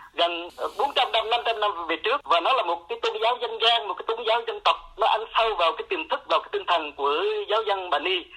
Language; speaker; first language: Vietnamese; non-native, local second language; Eastern Cham